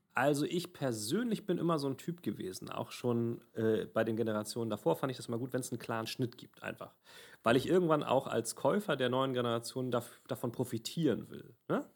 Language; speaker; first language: German; native; German